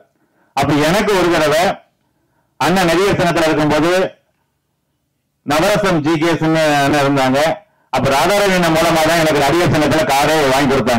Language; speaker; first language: Tamil; native; Tamil